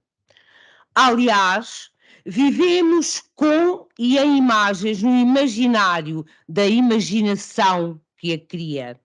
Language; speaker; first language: Portuguese; native; Portuguese